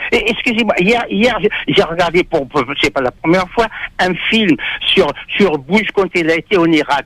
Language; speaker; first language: French; non-native, local second language; Arabic